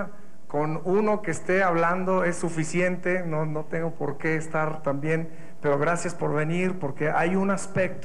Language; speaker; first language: Spanish; native; Spanish